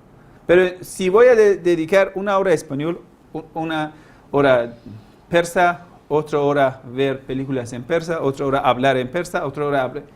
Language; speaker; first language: Spanish; non-native, fluent; Persian